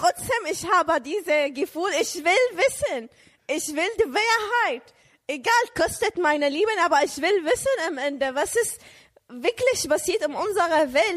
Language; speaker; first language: German; non-native, learner; Arabic